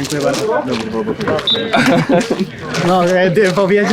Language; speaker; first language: Polish; non-native, learner; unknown